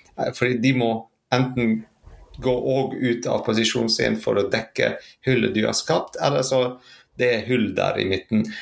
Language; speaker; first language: Norwegian; non-native, fluent; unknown